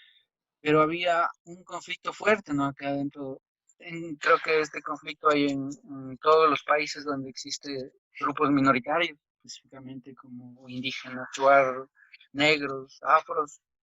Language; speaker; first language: Spanish; non-native, local second language; Quechua